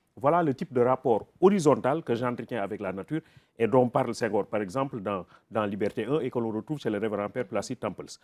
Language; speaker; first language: French; non-native, local second language; Wolof